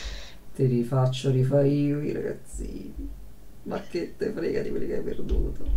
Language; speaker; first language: Italian; native; Italian